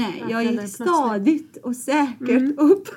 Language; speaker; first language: Swedish; non-native, fluent; Persian